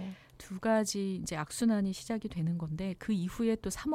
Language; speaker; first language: Korean; native; Korean